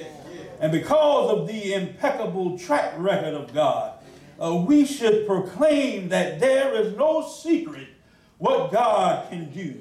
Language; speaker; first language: English; native; English